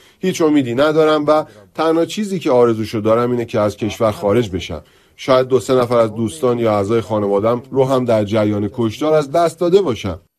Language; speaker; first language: Persian; early bilingual, heritage; Persian